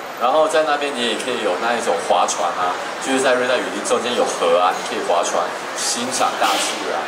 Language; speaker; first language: Chinese; early bilingual, heritage; Chinese